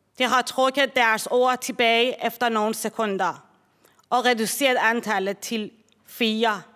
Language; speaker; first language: Danish; non-native, fluent; Persian